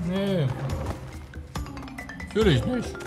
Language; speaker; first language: German; native; German